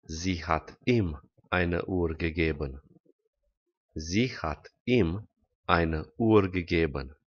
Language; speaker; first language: German; non-native, fluent; Romanian